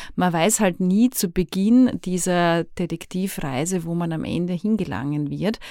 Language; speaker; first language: German; native; German